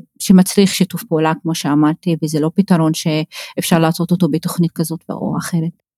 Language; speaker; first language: Hebrew; non-native, local second language; Arabic